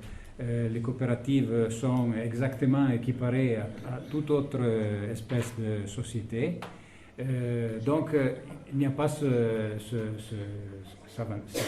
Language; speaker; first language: French; non-native, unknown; Italian